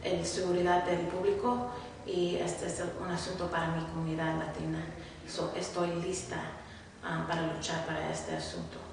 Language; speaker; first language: Spanish; early bilingual, other home language; English